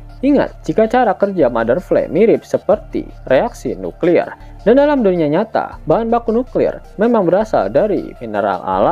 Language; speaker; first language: Indonesian; native; Indonesian